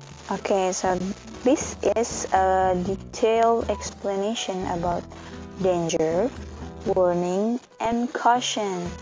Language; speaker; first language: English; non-native, fluent; Indonesian